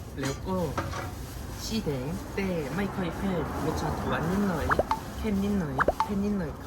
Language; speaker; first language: Thai; non-native, fluent; Korean